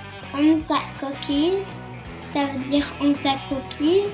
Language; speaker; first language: French; early bilingual, heritage; French